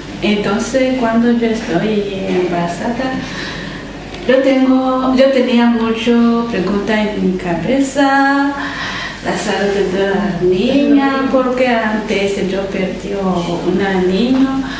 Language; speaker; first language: Spanish; non-native, learner; Rundi